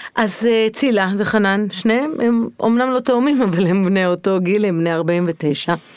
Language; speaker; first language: Hebrew; native; Hebrew